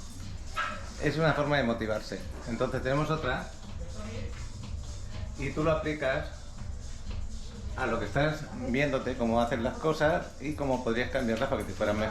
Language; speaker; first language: Spanish; native; Spanish